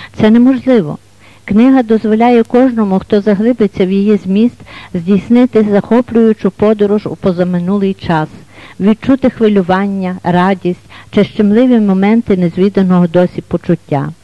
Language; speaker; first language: Ukrainian; native; Ukrainian